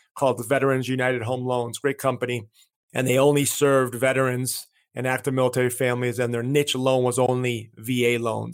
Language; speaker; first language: English; early bilingual, other home language; Greek